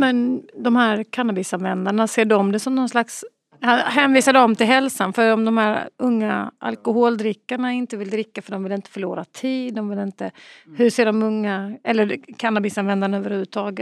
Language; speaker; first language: Swedish; native; Swedish